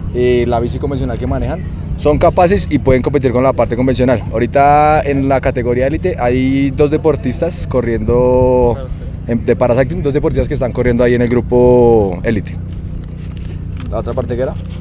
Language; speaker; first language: Spanish; native; Spanish